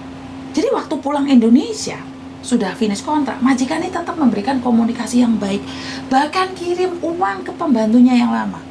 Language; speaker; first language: Indonesian; non-native, local second language; Javanese